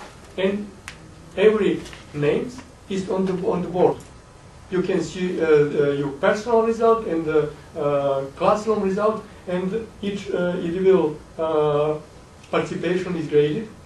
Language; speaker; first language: English; non-native, fluent; Serbian